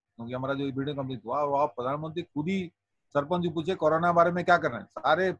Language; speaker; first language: Hindi; non-native, local second language; Odia